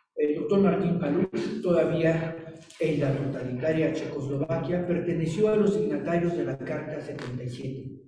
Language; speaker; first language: Spanish; native; Spanish